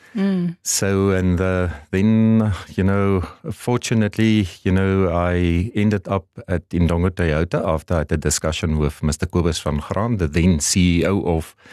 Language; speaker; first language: English; non-native, local second language; Afrikaans